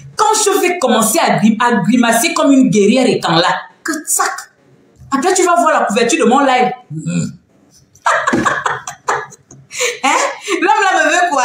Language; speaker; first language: French; non-native, local second language; Fang